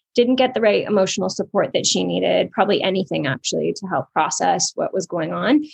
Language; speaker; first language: English; native; English